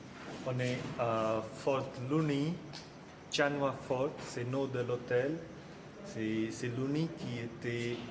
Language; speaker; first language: French; non-native, learner; Hindi